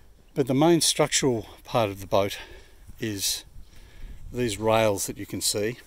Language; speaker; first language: English; native; English